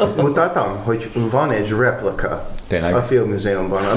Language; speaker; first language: Hungarian; non-native, learner; English